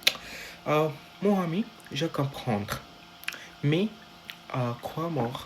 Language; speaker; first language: French; non-native, learner; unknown